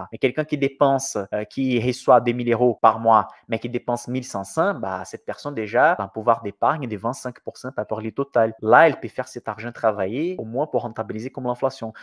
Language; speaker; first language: French; non-native, fluent; Portuguese